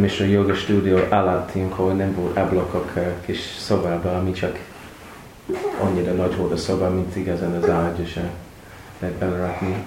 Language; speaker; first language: Hungarian; non-native, learner; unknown